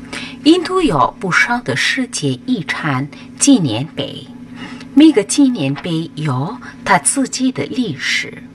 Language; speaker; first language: Chinese; non-native, fluent; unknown